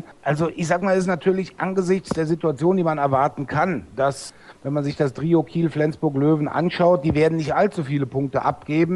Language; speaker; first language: German; native; German